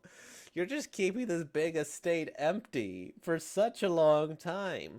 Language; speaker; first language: English; native; English